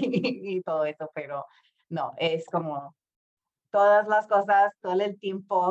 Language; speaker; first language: Spanish; non-native, fluent; English